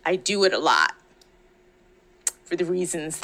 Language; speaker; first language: English; native; English